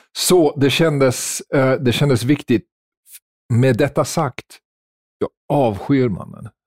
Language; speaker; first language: Swedish; non-native, fluent; English